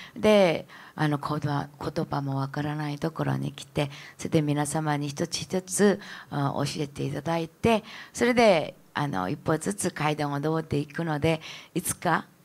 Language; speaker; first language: Japanese; non-native, fluent; Korean